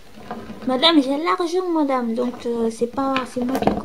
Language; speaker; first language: French; non-native, learner; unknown